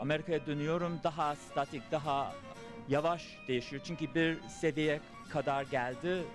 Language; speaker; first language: Turkish; early bilingual, heritage; English